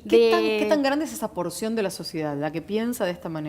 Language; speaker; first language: Spanish; native; Spanish